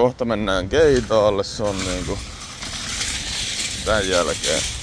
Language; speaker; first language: Finnish; native; Finnish